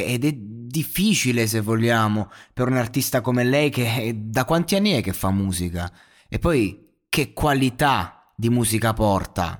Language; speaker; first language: Italian; native; Italian